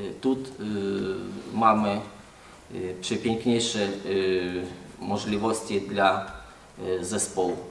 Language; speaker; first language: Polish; non-native, learner; Ukrainian